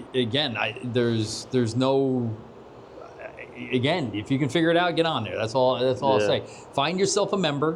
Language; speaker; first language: English; native; English